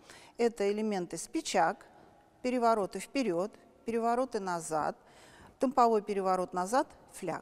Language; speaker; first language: Russian; native; Russian